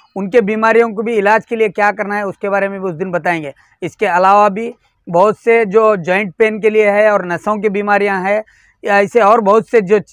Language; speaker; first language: Hindi; non-native, local second language; Urdu